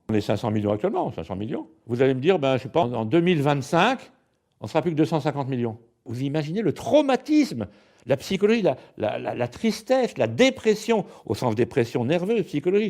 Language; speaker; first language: French; native; French